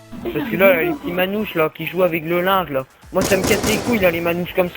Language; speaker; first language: French; native; French